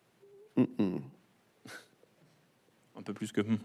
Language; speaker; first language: French; native; French